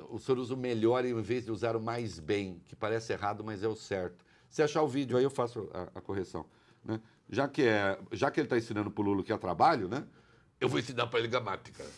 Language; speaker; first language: Portuguese; native; Portuguese